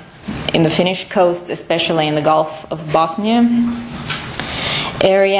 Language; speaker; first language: English; non-native, fluent; Finnish